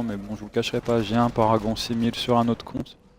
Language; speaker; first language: French; native; French